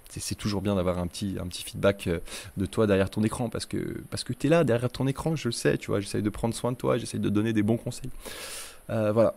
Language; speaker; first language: French; native; French